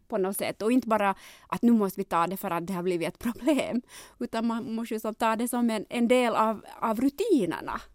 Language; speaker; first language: Swedish; native; Swedish